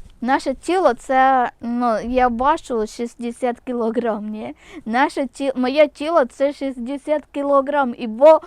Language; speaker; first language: Ukrainian; non-native, local second language; Malayalam